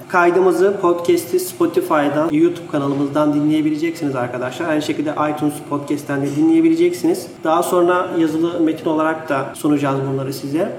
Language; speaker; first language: Turkish; native; Turkish